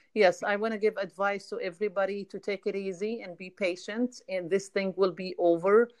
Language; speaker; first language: English; non-native, fluent; Arabic